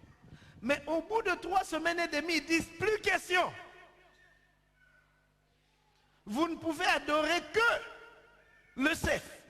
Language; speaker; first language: French; non-native, local second language; Lingala